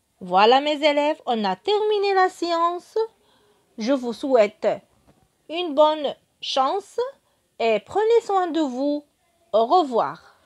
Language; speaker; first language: French; non-native, local second language; Arabic